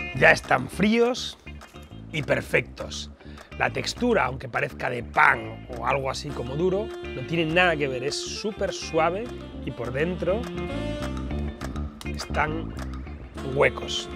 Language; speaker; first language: Spanish; native; Spanish